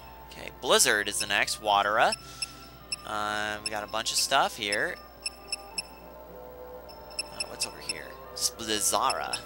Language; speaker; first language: English; native; English